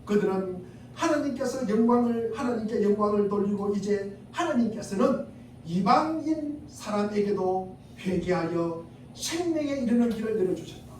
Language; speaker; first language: Korean; native; Korean